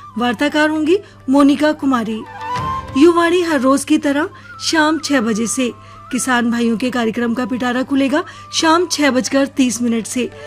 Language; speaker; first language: Hindi; native; Hindi